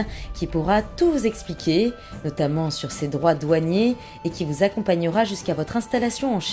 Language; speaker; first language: French; native; French